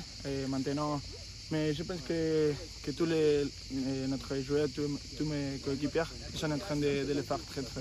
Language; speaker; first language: French; non-native, fluent; Spanish